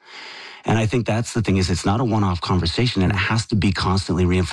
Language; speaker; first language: English; native; English